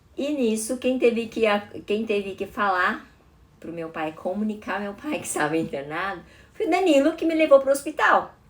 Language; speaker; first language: Portuguese; early bilingual, other home language; Chinese